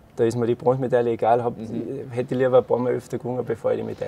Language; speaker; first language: German; native; German